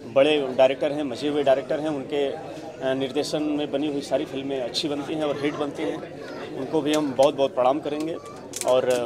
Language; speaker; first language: Hindi; native; Hindi